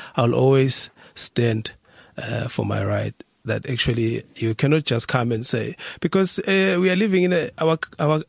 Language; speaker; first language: English; non-native, local second language; Zulu